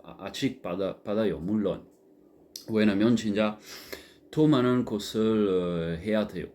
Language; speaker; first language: Korean; non-native, learner; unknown